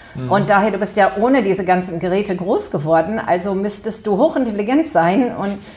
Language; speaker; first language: German; early bilingual, heritage; German